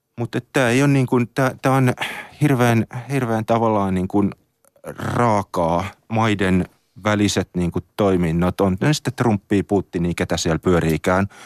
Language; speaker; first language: Finnish; native; Finnish